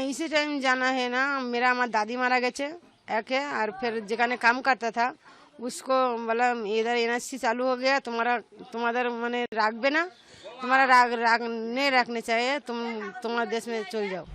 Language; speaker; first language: Hindi; non-native, learner; Bangla